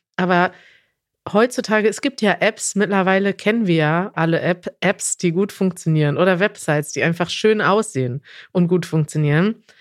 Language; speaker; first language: German; native; German